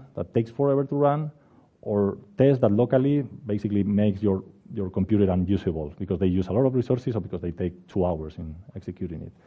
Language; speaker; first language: English; non-native, fluent; Spanish